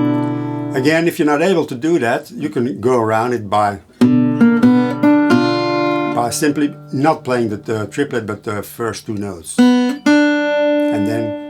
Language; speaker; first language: English; non-native, fluent; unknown